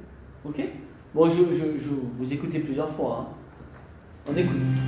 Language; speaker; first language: French; non-native, fluent; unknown